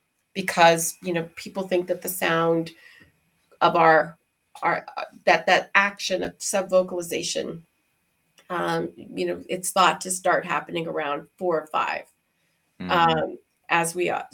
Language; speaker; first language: English; native; English